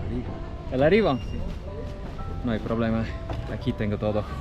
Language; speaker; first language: Spanish; non-native, fluent; English